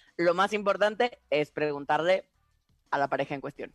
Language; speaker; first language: Spanish; native; Spanish